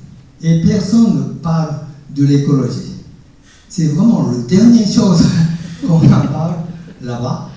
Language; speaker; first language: French; non-native, fluent; Japanese